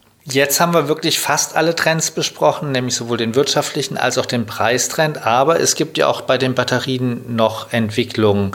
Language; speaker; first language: German; native; German